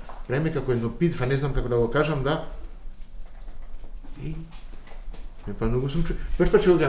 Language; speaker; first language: Macedonian; non-native, fluent; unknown